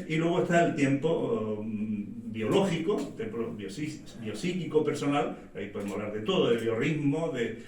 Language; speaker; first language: Spanish; native; Spanish